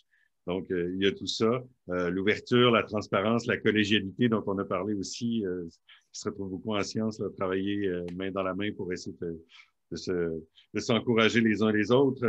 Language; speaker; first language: French; native; French